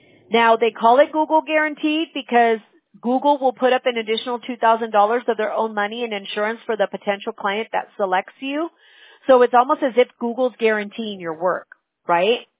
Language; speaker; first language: English; early bilingual, other home language; Spanish